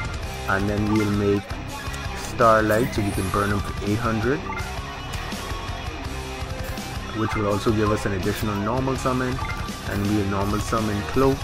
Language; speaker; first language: English; native; English